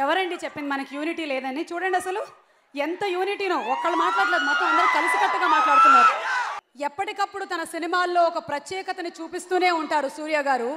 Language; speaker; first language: Telugu; native; Telugu